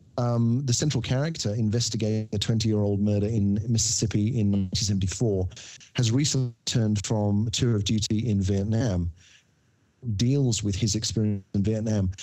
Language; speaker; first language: English; native; English